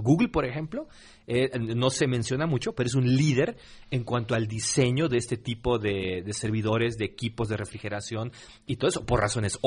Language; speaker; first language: Spanish; native; Spanish